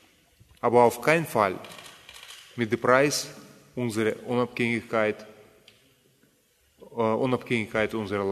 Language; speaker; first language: German; non-native, fluent; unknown